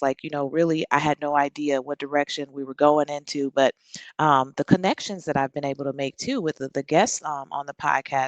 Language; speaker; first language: English; native; English